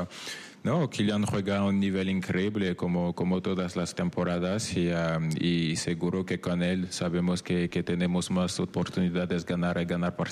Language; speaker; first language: Spanish; non-native, fluent; French